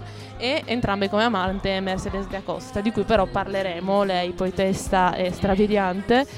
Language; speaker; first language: Italian; native; Italian